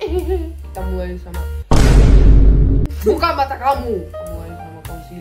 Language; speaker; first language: Indonesian; non-native, learner; Russian